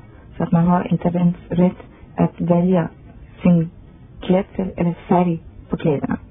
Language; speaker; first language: Swedish; non-native, fluent; Persian